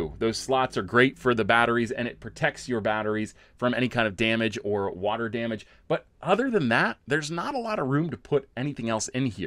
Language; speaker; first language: English; native; English